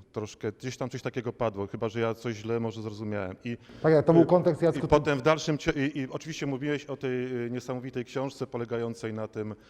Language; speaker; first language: Polish; native; Polish